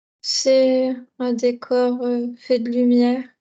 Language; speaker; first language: French; native; French